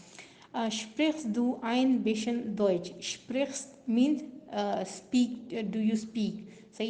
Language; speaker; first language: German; non-native, learner; Urdu